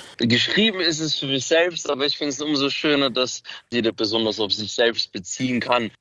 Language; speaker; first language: German; early bilingual, other home language; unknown